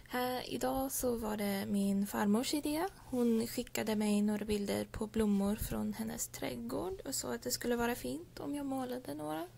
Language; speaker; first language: Swedish; early bilingual, heritage; English